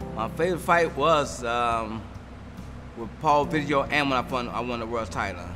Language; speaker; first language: English; native; English